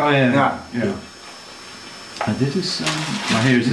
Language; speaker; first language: Dutch; early bilingual, heritage; English